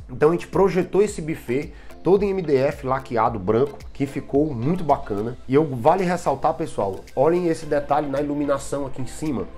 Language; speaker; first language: Portuguese; native; Portuguese